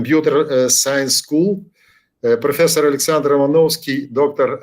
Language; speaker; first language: English; non-native, learner; Ukrainian